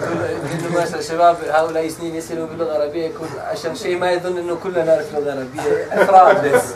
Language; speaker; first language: Arabic; non-native, fluent; Bosnian